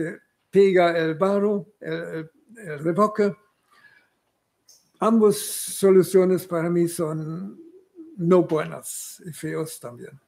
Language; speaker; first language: Spanish; non-native, fluent; German